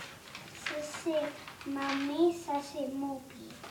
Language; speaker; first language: French; non-native, learner; English